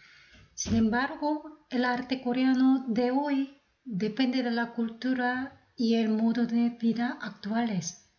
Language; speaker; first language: Spanish; non-native, fluent; Korean